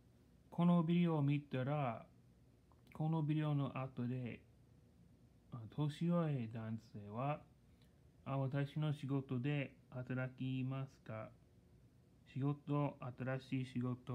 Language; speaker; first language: Japanese; non-native, learner; English